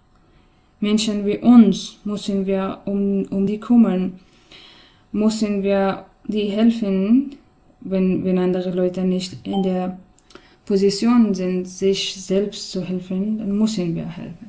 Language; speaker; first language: German; non-native, learner; Persian